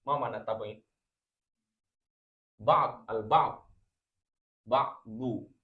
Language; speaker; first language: Arabic; non-native, fluent; Indonesian